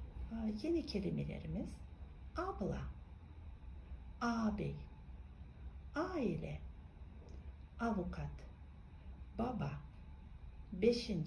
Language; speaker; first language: Turkish; non-native, fluent; Kazakh